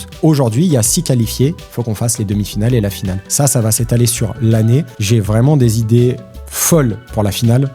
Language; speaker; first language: French; native; French